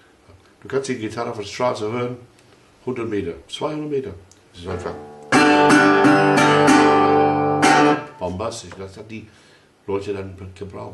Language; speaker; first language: German; non-native, fluent; English